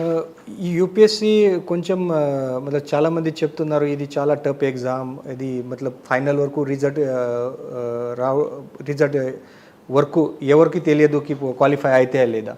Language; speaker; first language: Telugu; non-native, fluent; Marathi